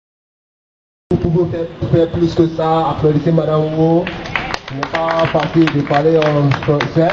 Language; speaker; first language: French; non-native, learner; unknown